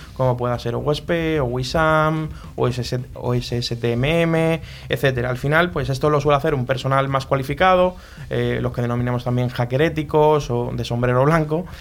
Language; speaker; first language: Spanish; native; Spanish